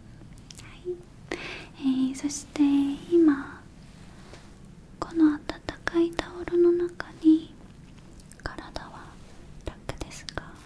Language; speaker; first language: Japanese; non-native, learner; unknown